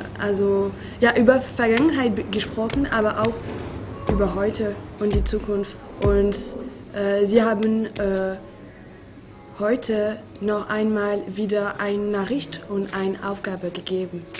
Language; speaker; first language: German; non-native, fluent; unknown